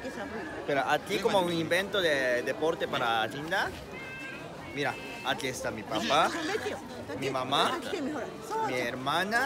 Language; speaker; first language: Spanish; non-native, learner; Japanese